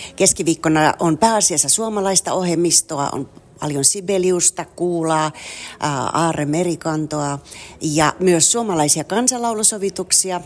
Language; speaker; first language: Finnish; native; Finnish